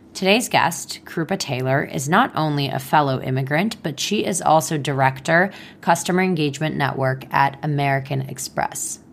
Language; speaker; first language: English; non-native, fluent; Hebrew